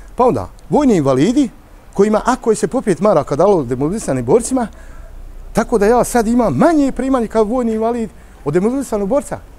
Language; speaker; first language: Serbian; native; Serbian